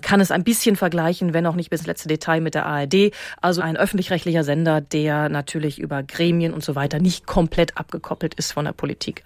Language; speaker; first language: German; native; German